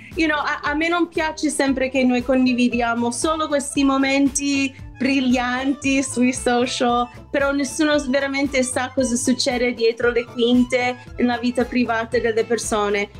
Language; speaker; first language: Italian; non-native, fluent; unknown